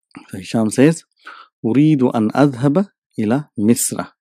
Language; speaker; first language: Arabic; non-native, fluent; English